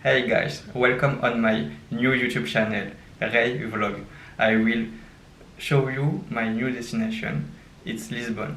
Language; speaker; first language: English; non-native, learner; French